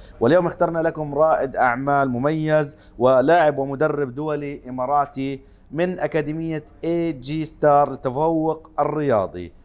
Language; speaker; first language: Arabic; native; Arabic